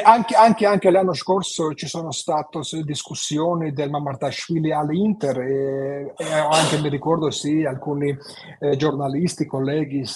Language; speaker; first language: Italian; non-native, fluent; Georgian